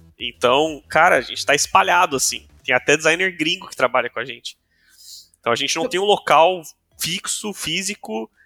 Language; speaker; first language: Portuguese; non-native, local second language; English